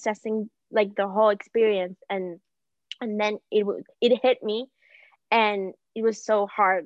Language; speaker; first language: English; non-native, fluent; Spanish